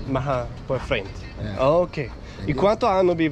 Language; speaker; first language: Portuguese; non-native, learner; Danish